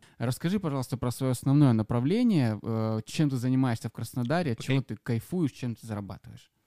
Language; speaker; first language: Russian; native; Russian